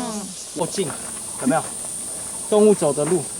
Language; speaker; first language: Chinese; native; Chinese